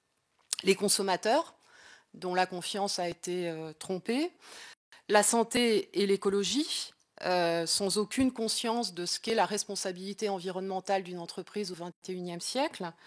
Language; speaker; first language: French; native; French